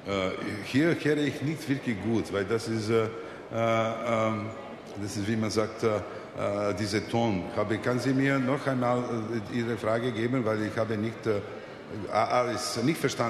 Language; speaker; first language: German; non-native, fluent; Serbian